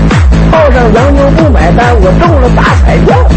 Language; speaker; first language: Chinese; native; Chinese